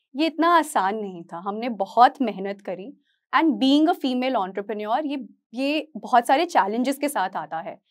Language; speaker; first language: Hindi; native; Hindi